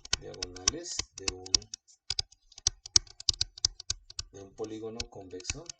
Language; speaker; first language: Spanish; native; Spanish